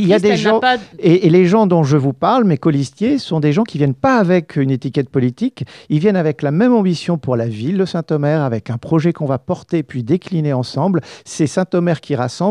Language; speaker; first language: French; native; French